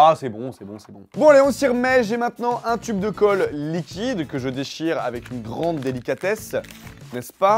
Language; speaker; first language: French; native; French